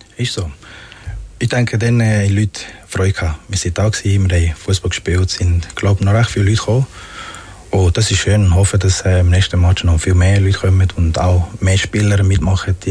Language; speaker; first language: German; non-native, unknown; Spanish